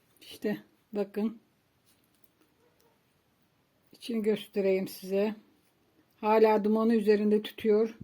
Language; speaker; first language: Turkish; native; Turkish